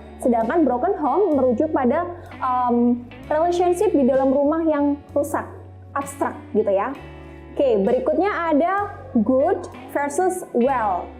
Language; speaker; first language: Indonesian; native; Indonesian